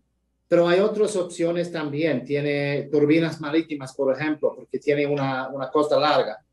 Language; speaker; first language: Spanish; non-native, fluent; English